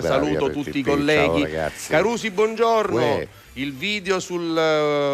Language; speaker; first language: Italian; native; Italian